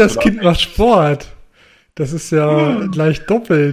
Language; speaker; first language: German; native; German